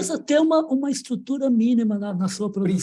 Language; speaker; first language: Portuguese; native; Portuguese